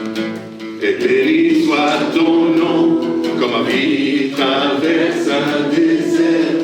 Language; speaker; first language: French; native; French